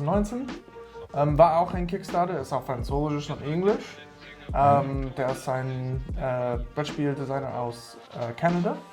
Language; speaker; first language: German; non-native, fluent; English